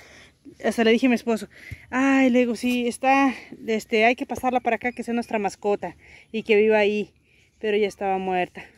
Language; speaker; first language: Spanish; native; Spanish